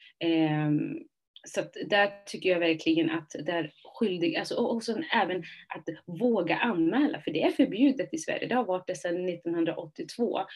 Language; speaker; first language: Swedish; early bilingual, other home language; Somali